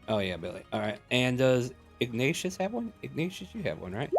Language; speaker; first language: English; native; English